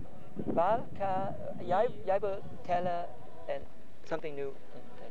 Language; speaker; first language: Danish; non-native, learner; English